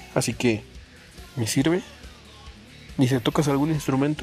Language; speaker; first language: Spanish; native; Spanish